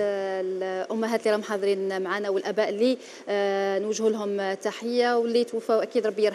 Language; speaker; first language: Arabic; native; Arabic